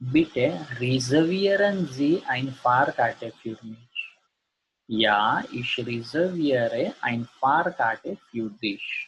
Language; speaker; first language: German; non-native, learner; Gujarati